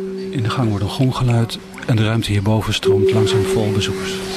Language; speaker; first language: Dutch; native; Dutch